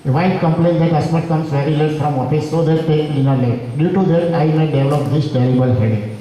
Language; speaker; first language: English; non-native, local second language; Gujarati